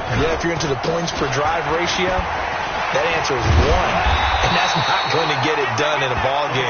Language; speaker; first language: English; native; English